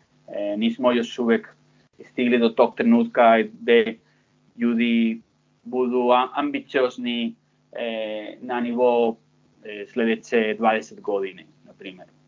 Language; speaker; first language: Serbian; non-native, fluent; Spanish